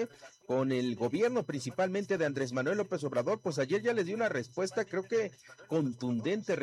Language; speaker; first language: Spanish; native; Spanish